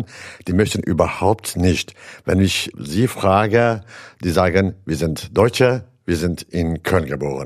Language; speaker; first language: German; non-native, learner; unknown